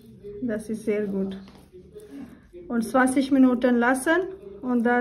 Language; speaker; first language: German; non-native, learner; Urdu